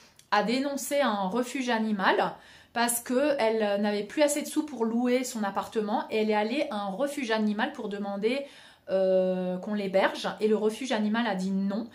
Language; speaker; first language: French; native; French